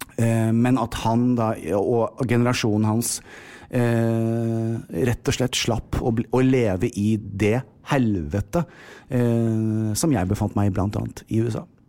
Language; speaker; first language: Norwegian; native; Norwegian